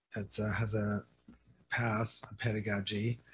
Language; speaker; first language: English; native; English